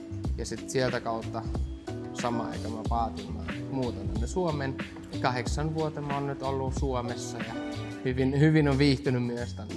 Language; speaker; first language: Finnish; non-native, fluent; German